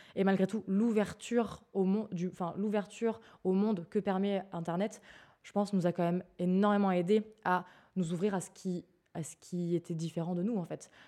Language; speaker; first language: French; native; French